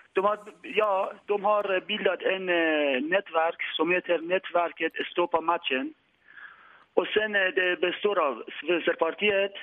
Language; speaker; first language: Swedish; non-native, learner; Persian